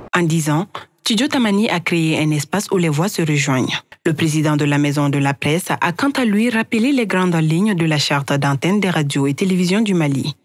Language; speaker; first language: French; non-native, local second language; Bambara